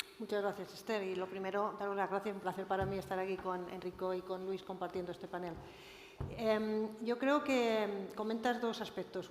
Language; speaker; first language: Spanish; native; Spanish